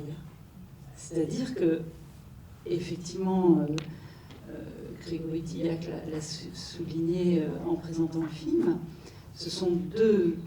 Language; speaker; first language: French; native; French